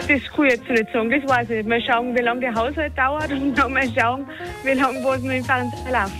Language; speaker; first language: German; native; German